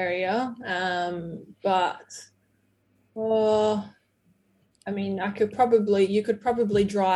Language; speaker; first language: English; non-native, fluent; Portuguese